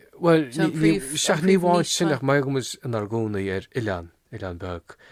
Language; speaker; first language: Irish; native; Irish